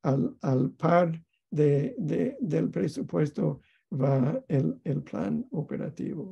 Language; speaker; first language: Spanish; non-native, fluent; English